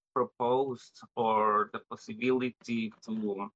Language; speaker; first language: English; non-native, learner; Spanish